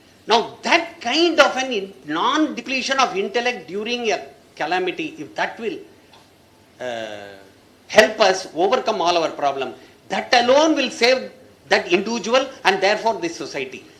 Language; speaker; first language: English; non-native, local second language; Tamil